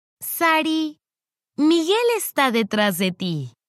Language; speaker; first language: Spanish; non-native, learner; English